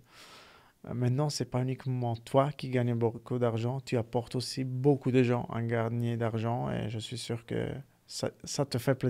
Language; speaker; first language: French; non-native, fluent; Italian